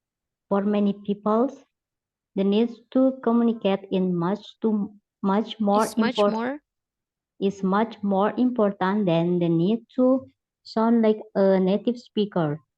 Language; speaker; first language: English; non-native, learner; Indonesian